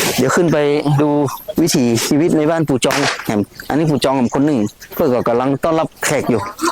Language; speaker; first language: Thai; non-native, local second language; Lahu